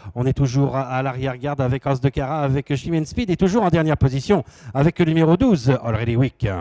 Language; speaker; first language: French; native; French